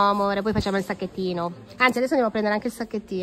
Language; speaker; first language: Italian; native; Italian